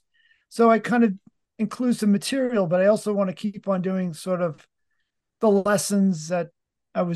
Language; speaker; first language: English; native; English